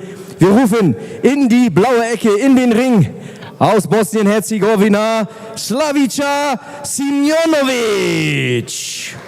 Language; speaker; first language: German; native; German